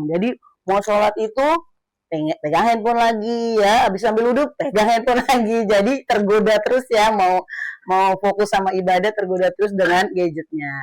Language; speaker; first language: Indonesian; native; Indonesian